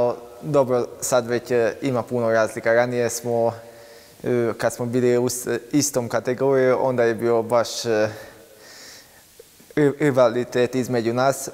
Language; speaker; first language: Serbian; non-native, local second language; Hungarian